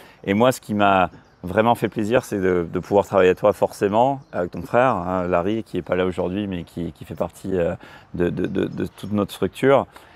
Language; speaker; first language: French; native; French